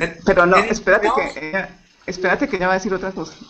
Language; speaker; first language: Spanish; native; Spanish